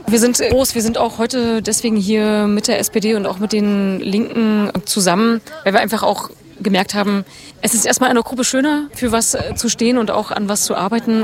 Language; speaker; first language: German; native; German